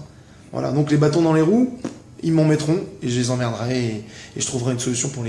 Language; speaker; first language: French; native; French